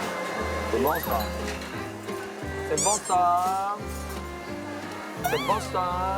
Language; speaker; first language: French; native; French